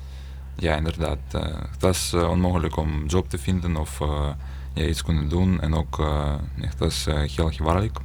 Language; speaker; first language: Dutch; non-native, fluent; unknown